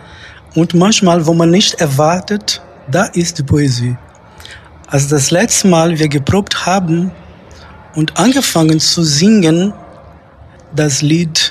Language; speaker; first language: German; non-native, fluent; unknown